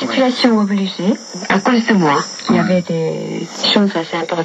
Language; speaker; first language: French; non-native, fluent; Korean